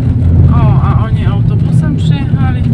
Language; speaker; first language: Polish; native; Polish